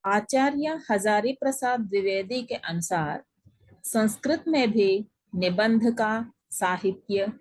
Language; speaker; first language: Hindi; non-native, local second language; Telugu